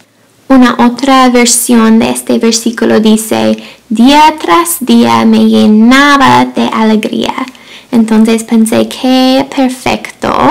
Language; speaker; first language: Spanish; non-native, fluent; English